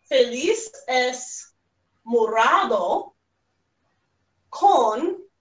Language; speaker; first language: Spanish; non-native, fluent; English